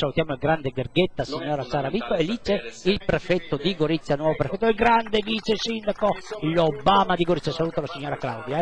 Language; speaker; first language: Italian; native; Italian